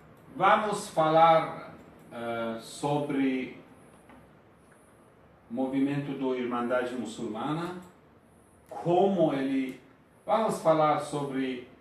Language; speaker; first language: Portuguese; non-native, fluent; Persian